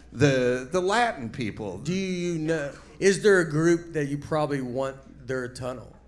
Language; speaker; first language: English; native; English